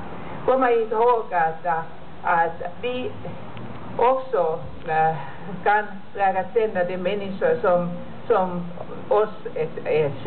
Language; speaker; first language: Swedish; non-native, local second language; Finnish